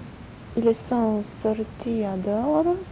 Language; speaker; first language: French; non-native, learner; Polish